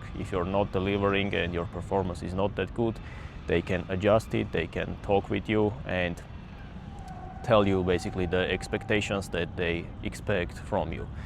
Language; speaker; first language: English; non-native, fluent; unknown